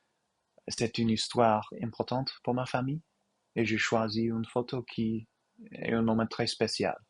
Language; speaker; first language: French; non-native, learner; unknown